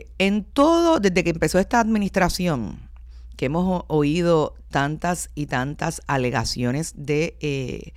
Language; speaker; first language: Spanish; native; Spanish